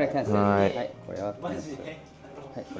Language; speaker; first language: Japanese; native; Japanese